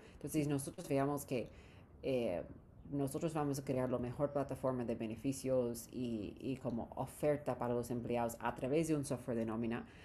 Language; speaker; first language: Spanish; non-native, fluent; English